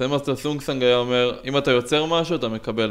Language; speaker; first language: Hebrew; native; Hebrew